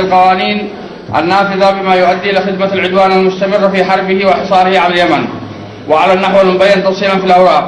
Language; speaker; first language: Arabic; native; Arabic